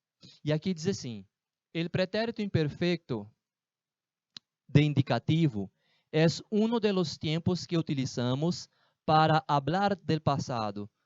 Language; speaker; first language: Spanish; non-native, fluent; Portuguese